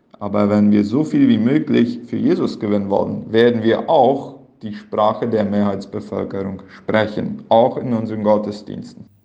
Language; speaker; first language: German; early bilingual, heritage; Plautdietsch